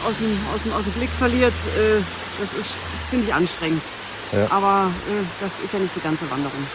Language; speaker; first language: German; native; German